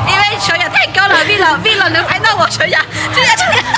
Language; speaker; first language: Chinese; non-native, fluent; Lao